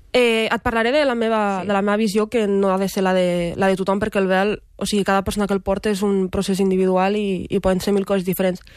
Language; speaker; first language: Catalan; early bilingual, other home language; Arabic